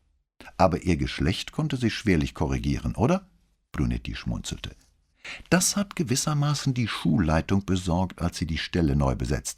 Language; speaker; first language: German; native; German